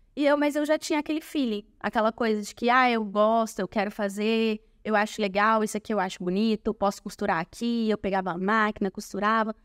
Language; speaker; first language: Portuguese; native; Portuguese